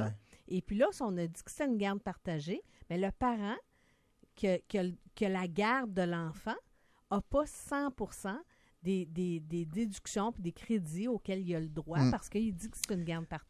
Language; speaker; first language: French; native; French